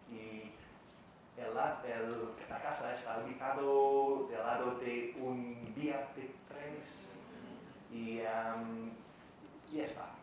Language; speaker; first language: Spanish; non-native, fluent; English